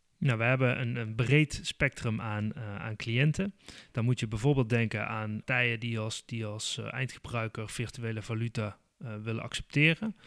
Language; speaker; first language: Dutch; native; Dutch